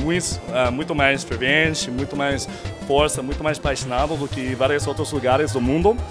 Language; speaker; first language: Portuguese; non-native, fluent; English